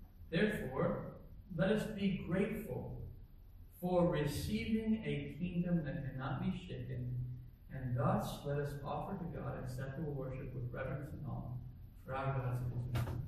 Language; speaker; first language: English; native; English